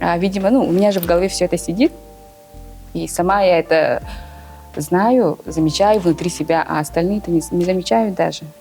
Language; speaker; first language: Russian; non-native, local second language; Yakut